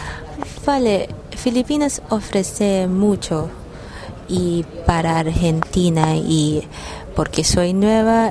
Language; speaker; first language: Spanish; non-native, learner; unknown